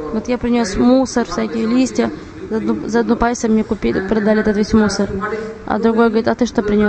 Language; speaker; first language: Russian; non-native, fluent; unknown